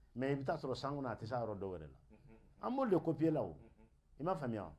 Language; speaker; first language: French; non-native, local second language; Bambara